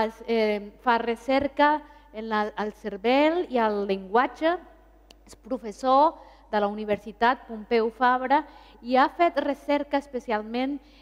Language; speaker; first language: Catalan; non-native, fluent; Spanish